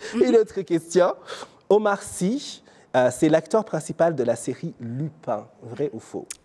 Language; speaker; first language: French; non-native, local second language; Kinyarwanda